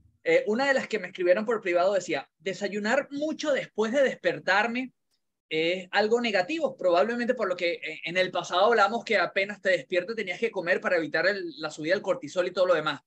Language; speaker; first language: Spanish; native; Spanish